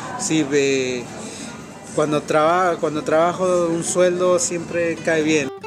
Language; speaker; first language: Spanish; native; Spanish